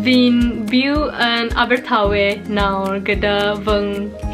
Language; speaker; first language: Welsh; non-native, learner; Malay